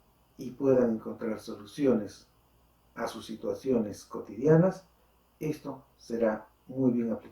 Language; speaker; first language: Spanish; native; Spanish